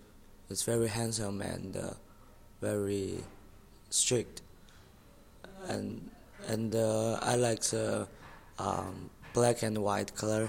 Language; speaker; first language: English; non-native, learner; Chinese